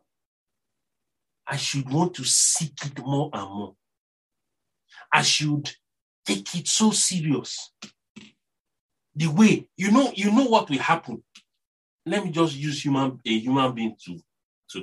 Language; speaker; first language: English; non-native, local second language; Yoruba